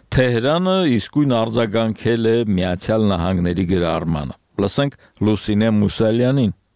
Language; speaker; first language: Armenian; native; Armenian